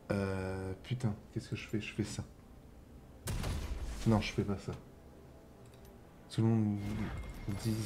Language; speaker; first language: French; native; French